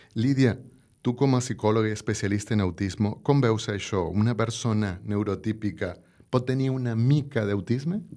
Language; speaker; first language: Catalan; non-native, local second language; Spanish